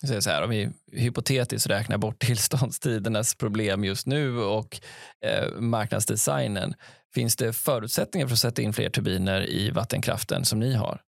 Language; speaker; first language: Swedish; native; Swedish